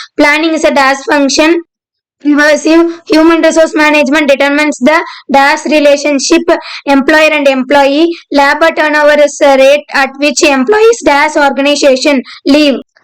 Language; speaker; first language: English; non-native, local second language; Tamil